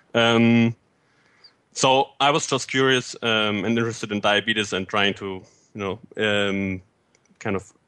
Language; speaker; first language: English; non-native, fluent; German